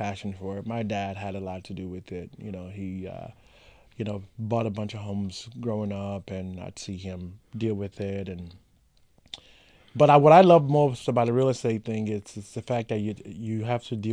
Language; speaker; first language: English; non-native, local second language; Yoruba